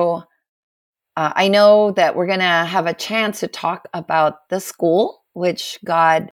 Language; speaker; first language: English; non-native, local second language; Filipino